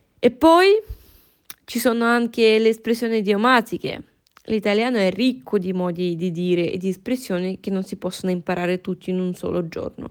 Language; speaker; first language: Italian; non-native, fluent; Russian